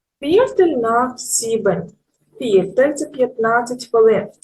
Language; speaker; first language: German; non-native, learner; Ukrainian